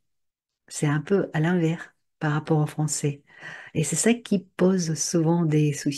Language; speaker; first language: French; non-native, fluent; Russian